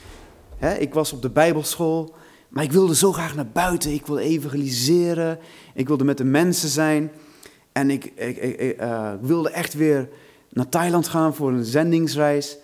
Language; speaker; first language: Dutch; non-native, fluent; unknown